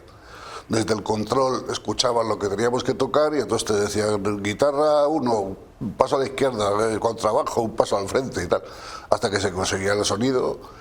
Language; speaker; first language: Spanish; native; Spanish